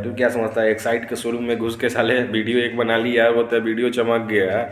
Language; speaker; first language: Hindi; native; Hindi